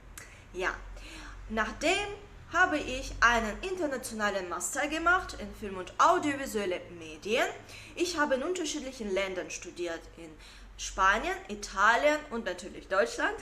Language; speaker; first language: German; non-native, fluent; Russian